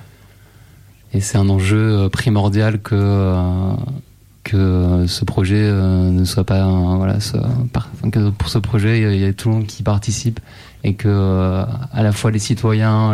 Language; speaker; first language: French; native; French